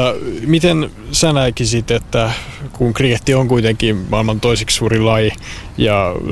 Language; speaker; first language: Finnish; native; Finnish